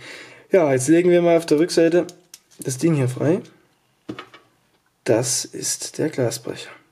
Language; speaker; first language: German; native; German